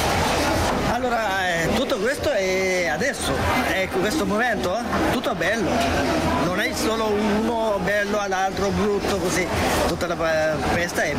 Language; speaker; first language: Italian; non-native, learner; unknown